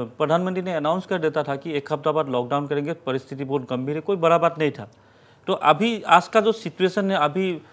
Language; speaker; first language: Hindi; non-native, local second language; Assamese